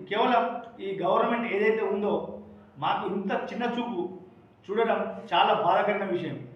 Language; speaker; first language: Telugu; non-native, local second language; Lambadi